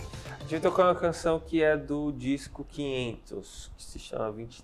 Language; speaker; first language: Portuguese; native; Portuguese